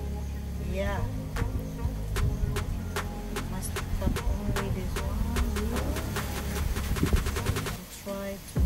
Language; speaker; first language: English; non-native, learner; Filipino